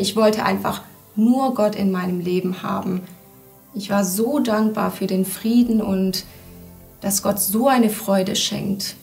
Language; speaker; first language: German; early bilingual, other home language; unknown